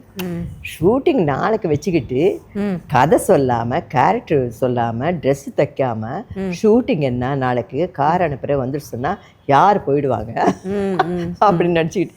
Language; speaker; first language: Tamil; non-native, local second language; Telugu